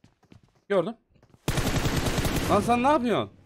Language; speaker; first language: Turkish; native; Turkish